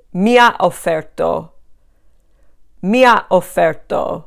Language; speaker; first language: Italian; non-native, fluent; English